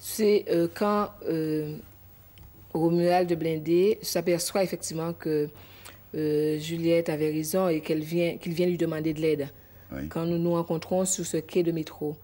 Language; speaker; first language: French; native; French